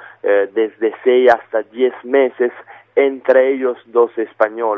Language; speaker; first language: Spanish; native; Spanish